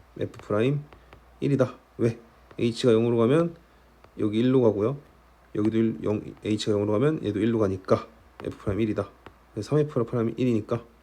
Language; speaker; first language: Korean; native; Korean